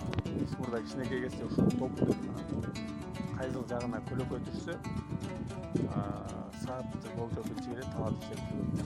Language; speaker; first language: Turkish; non-native, fluent; Kyrgyz